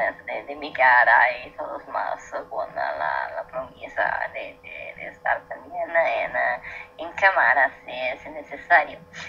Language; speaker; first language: Spanish; non-native, learner; Italian